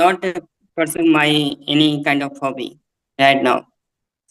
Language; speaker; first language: English; non-native, learner; Hindi